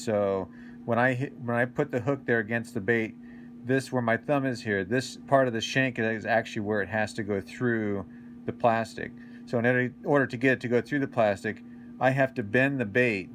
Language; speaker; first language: English; native; English